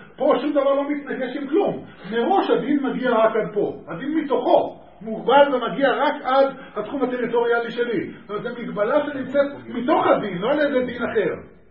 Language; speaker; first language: Hebrew; native; Hebrew